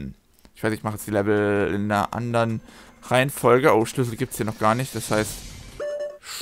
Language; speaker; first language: German; native; German